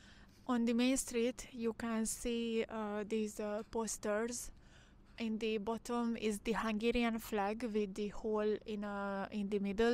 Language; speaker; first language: English; non-native, fluent; Hungarian